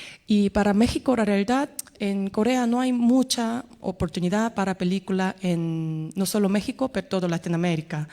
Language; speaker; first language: Spanish; non-native, learner; Korean